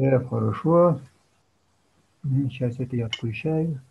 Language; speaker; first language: Russian; non-native, local second language; Yakut